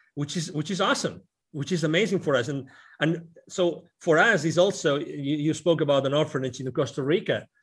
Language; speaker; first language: English; non-native, fluent; Spanish